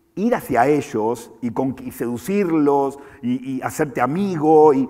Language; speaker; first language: Spanish; native; Spanish